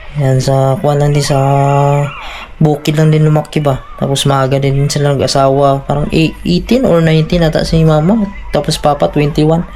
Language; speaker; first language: Filipino; non-native, local second language; Cebuano